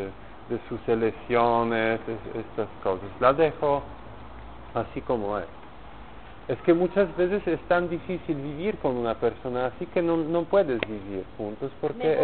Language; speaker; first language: Spanish; non-native, learner; Polish